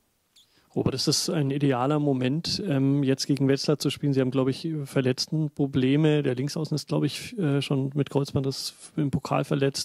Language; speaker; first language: German; native; German